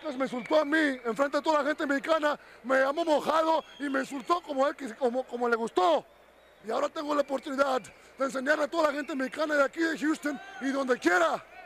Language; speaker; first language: Spanish; early bilingual, heritage; Spanish